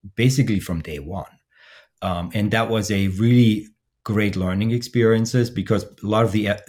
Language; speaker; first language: English; non-native, fluent; German